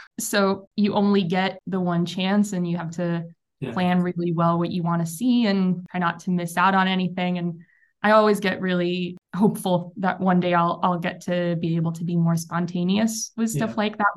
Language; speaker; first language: English; non-native, fluent; Hebrew